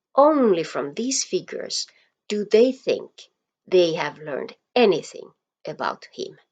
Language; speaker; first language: English; non-native, fluent; Finnish